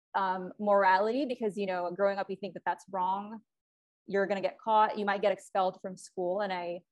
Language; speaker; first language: English; non-native, local second language; Filipino